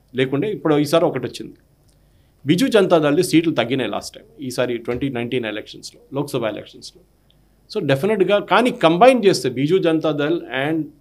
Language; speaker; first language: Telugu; non-native, local second language; Malayalam